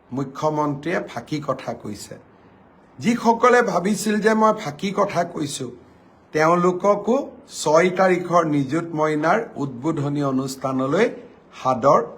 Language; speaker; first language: Assamese; native; Assamese